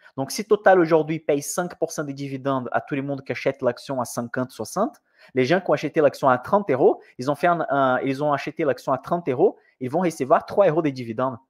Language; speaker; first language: French; non-native, fluent; Portuguese